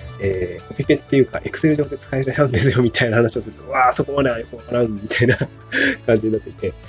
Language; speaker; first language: Japanese; native; Japanese